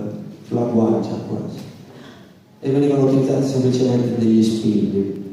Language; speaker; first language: Italian; native; Italian